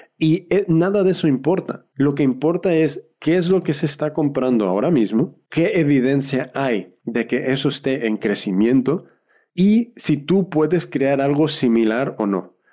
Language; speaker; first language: Spanish; early bilingual, heritage; Spanish